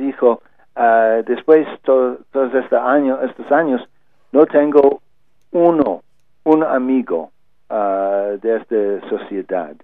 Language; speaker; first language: Spanish; non-native, learner; English